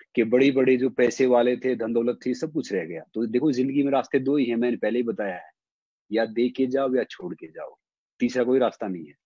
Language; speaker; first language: Hindi; native; Hindi